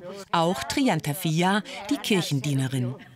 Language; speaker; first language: German; native; German